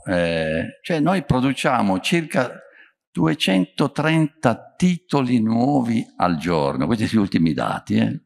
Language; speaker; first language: Italian; native; Italian